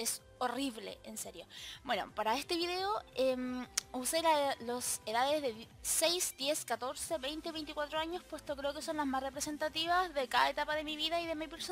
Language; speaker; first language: Spanish; native; Spanish